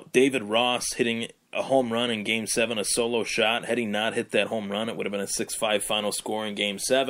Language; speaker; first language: English; native; English